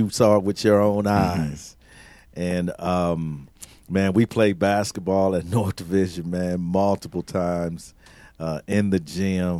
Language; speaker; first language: English; native; English